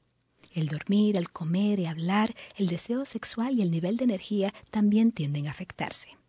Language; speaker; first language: Spanish; native; Spanish